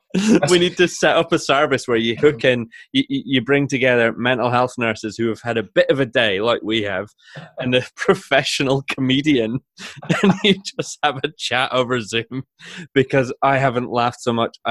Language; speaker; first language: English; native; English